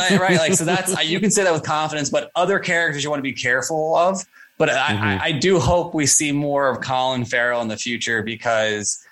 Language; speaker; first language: English; native; English